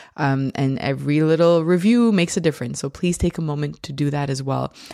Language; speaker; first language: English; native; English